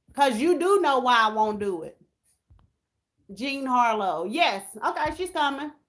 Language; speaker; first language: English; native; English